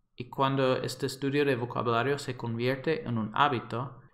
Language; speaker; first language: Spanish; non-native, fluent; English